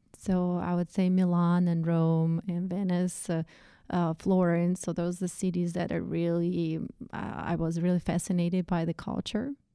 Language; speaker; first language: English; non-native, fluent; Russian